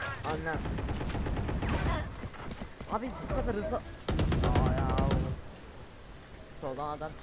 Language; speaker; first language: Turkish; native; Turkish